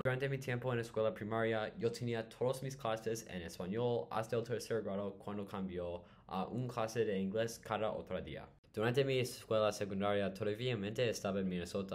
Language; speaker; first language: Spanish; non-native, learner; English